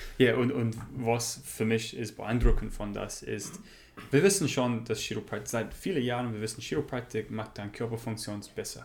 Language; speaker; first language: German; non-native, learner; English